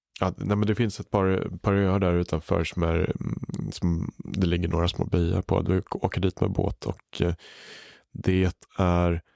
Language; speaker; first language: Swedish; native; Swedish